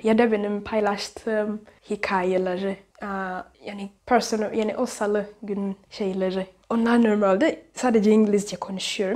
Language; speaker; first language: Turkish; non-native, fluent; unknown